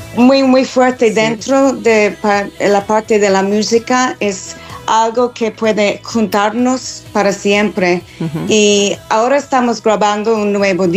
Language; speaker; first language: Spanish; non-native, fluent; English